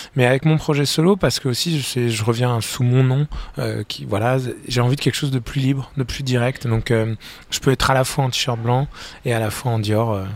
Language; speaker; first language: French; native; French